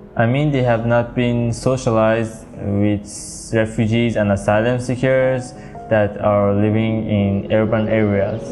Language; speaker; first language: English; non-native, fluent; Persian